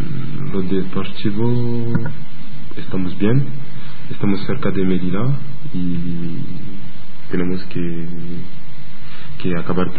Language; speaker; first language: Spanish; non-native, learner; French